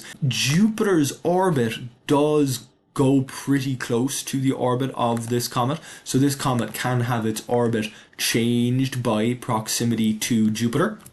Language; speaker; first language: English; native; English